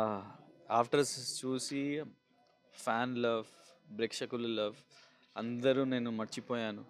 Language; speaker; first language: Telugu; non-native, local second language; Hindi